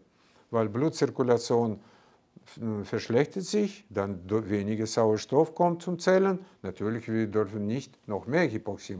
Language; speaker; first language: German; non-native, fluent; Russian